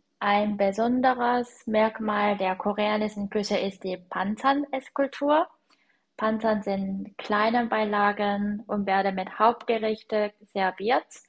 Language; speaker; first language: German; non-native, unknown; Korean